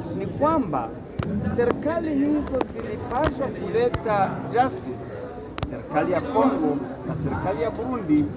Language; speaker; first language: Swahili; non-native, local second language; Kinyarwanda